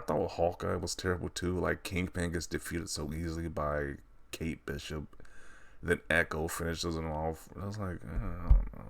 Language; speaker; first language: English; native; English